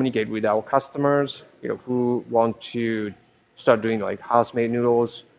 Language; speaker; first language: English; non-native, fluent; Japanese